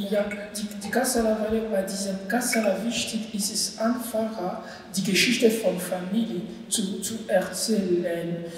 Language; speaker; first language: German; non-native, learner; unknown